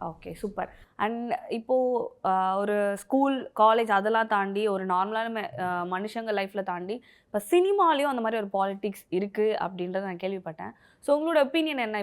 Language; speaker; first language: Tamil; native; Tamil